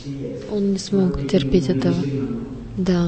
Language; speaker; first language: Russian; non-native, learner; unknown